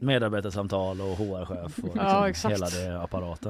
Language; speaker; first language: Swedish; native; Swedish